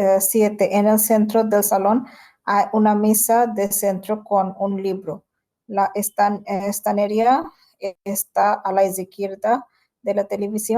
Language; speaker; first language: Spanish; non-native, learner; Bangla